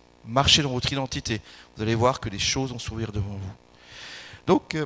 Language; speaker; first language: French; native; French